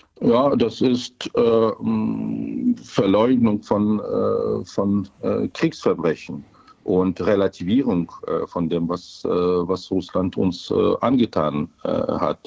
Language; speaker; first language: German; non-native, fluent; Ukrainian